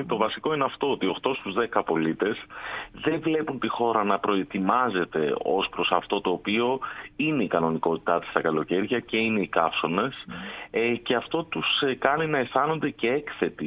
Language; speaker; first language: Greek; native; Greek